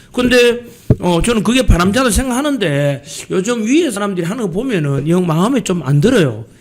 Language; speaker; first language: Korean; native; Korean